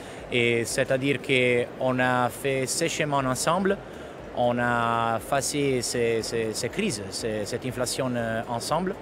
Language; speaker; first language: French; non-native, fluent; Italian